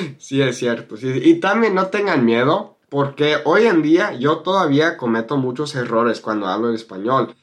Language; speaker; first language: Spanish; non-native, fluent; English